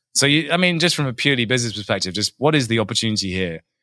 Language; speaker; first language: English; native; English